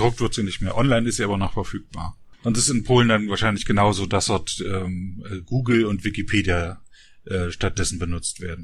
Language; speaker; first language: German; native; German